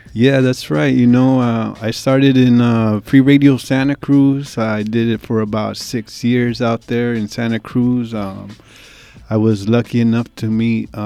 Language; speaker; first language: English; early bilingual, other home language; Spanish